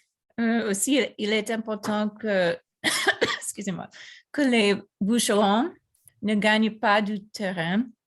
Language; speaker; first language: French; non-native, fluent; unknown